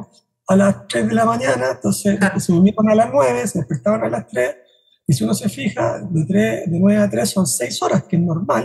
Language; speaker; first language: Spanish; native; Spanish